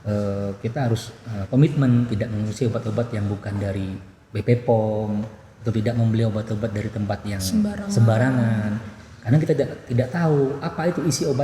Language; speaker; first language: Indonesian; non-native, local second language; Banjar